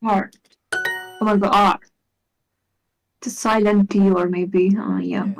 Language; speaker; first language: English; non-native, learner; Hungarian